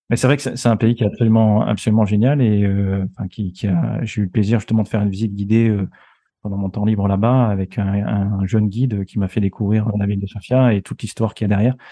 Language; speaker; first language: French; native; French